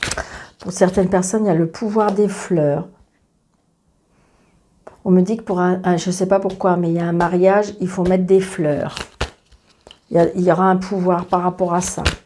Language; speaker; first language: French; native; French